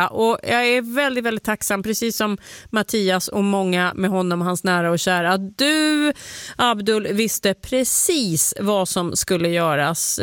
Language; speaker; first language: Swedish; native; Swedish